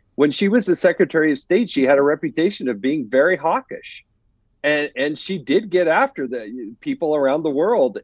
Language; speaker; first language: English; native; English